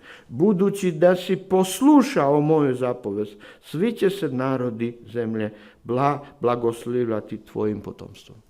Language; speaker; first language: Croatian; non-native, fluent; Slovak